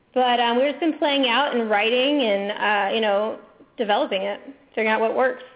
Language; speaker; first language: English; native; English